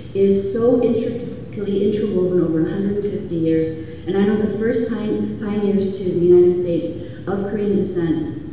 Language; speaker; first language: English; native; English